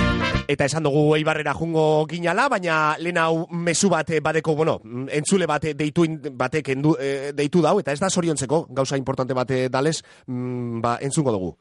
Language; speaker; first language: Basque; native; Basque